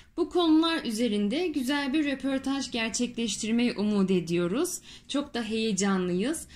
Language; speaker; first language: Turkish; native; Turkish